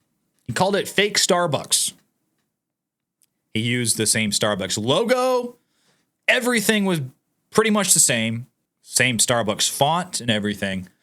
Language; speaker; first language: English; native; English